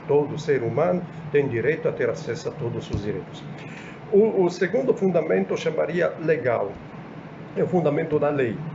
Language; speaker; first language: Portuguese; non-native, fluent; Italian